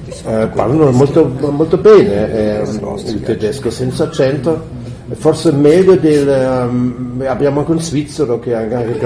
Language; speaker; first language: Italian; non-native, fluent; German